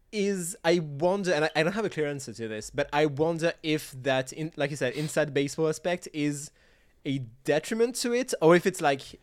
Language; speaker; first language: English; non-native, fluent; French